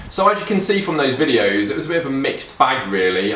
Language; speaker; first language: English; native; English